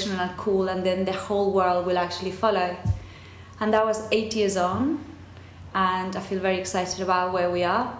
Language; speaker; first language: English; non-native, fluent; Spanish